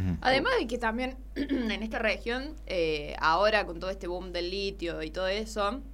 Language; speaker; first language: Spanish; native; Spanish